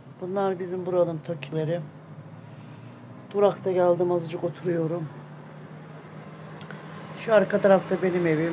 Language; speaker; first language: Turkish; native; Turkish